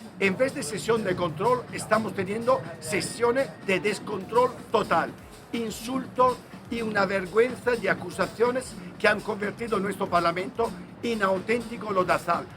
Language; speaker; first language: Spanish; non-native, fluent; Italian